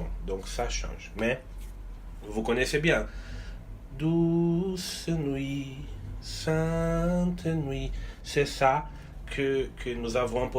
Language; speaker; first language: French; non-native, fluent; Portuguese